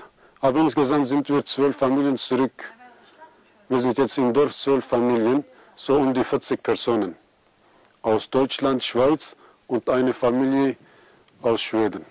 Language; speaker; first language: German; non-native, fluent; Aramaic